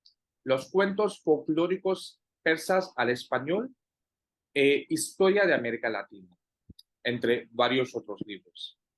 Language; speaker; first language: Spanish; non-native, fluent; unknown